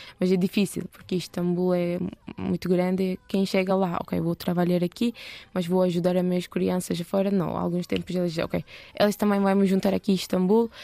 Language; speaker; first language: Portuguese; non-native, learner; Turkish